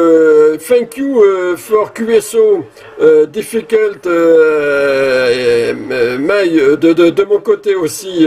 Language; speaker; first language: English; non-native, learner; French